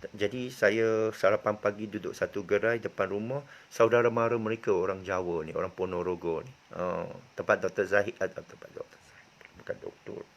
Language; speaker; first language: Malay; non-native, local second language; Chinese